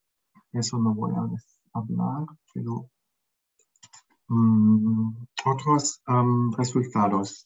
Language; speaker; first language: Spanish; non-native, fluent; German